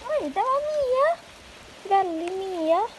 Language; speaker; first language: Norwegian; non-native, learner; Thai